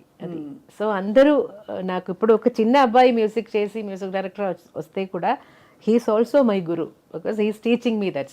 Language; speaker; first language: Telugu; non-native, local second language; Malayalam